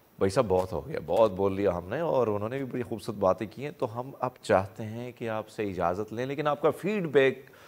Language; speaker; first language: Urdu; non-native, local second language; Punjabi